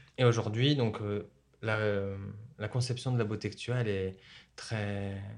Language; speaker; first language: French; native; French